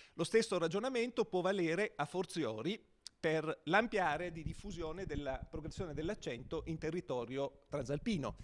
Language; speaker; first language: Italian; native; Italian